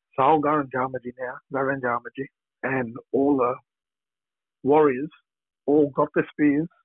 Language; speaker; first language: English; native; English